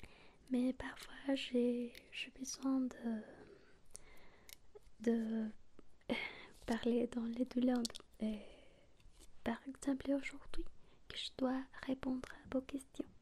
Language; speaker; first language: French; non-native, learner; Spanish